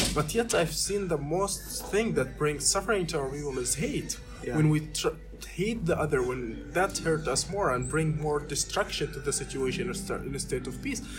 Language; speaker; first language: English; non-native, fluent; Arabic